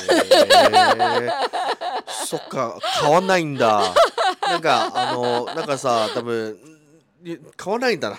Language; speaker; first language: Japanese; non-native, fluent; Chinese